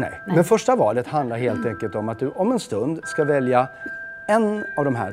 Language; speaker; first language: Swedish; native; Swedish